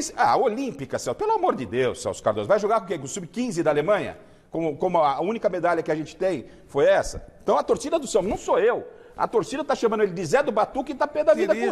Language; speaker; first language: Portuguese; native; Portuguese